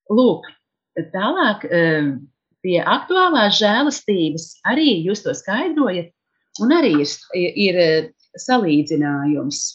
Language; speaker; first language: Latvian; native; Latvian